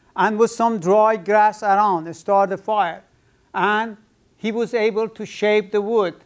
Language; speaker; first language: English; non-native, fluent; Persian